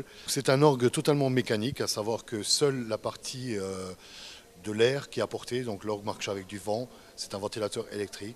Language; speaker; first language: French; native; French